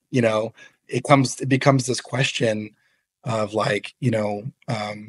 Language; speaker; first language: English; native; English